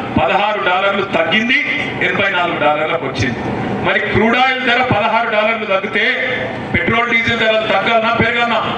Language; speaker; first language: Telugu; native; Telugu